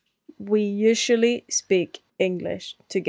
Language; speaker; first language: English; non-native, learner; Spanish